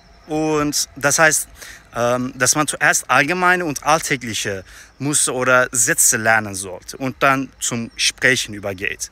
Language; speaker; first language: German; non-native, fluent; Turkish